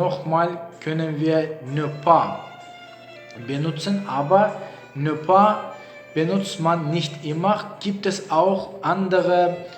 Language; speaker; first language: German; non-native, learner; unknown